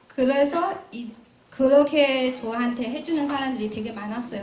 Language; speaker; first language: Korean; non-native, learner; Chinese